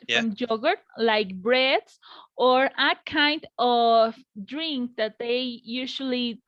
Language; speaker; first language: English; non-native, learner; Spanish